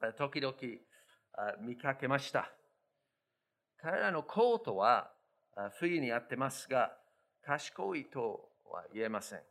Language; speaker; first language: Japanese; non-native, fluent; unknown